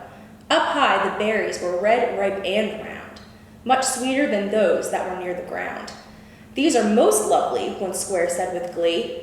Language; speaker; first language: English; native; English